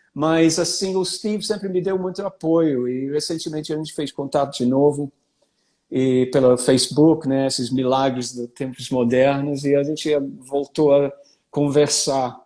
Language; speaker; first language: Portuguese; non-native, fluent; English